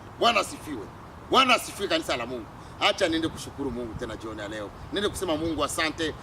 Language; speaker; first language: Swahili; native; Swahili